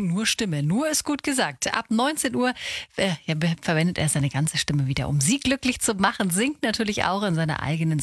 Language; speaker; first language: German; native; German